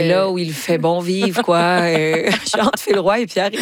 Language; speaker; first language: French; native; French